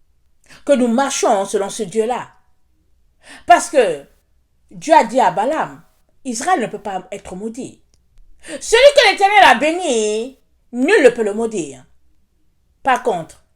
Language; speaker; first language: French; native; French